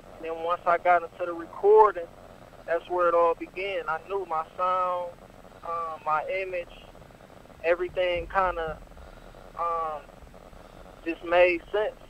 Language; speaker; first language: English; native; English